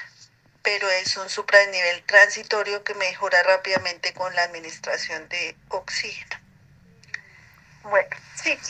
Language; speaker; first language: Spanish; native; Spanish